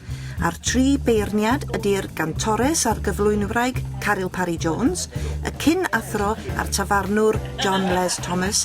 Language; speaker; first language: Welsh; native; Welsh